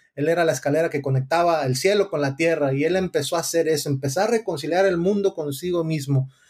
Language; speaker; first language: Spanish; early bilingual, heritage; Spanish